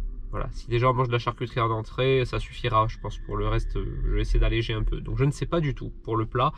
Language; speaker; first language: French; native; French